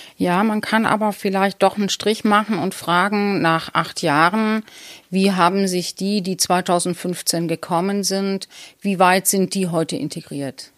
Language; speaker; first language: German; native; German